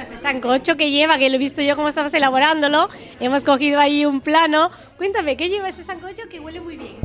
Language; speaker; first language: Spanish; native; Spanish